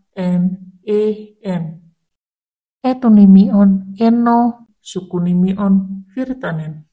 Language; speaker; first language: Finnish; non-native, learner; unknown